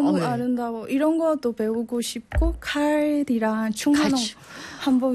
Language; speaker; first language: Korean; non-native, learner; Burmese